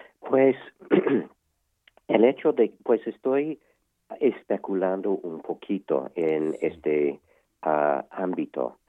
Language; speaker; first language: Spanish; non-native, fluent; English